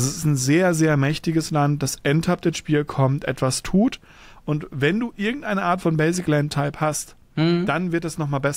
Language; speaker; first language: German; native; German